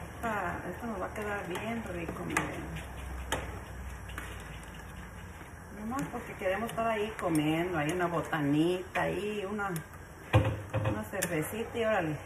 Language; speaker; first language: Spanish; native; Spanish